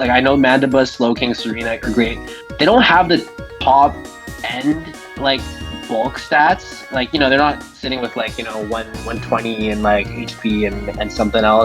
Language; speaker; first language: English; native; English